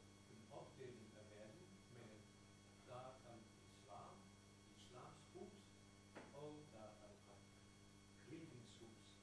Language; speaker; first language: Danish; non-native, fluent; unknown